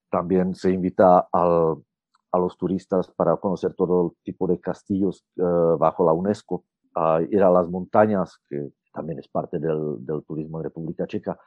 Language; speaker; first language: Spanish; non-native, fluent; Czech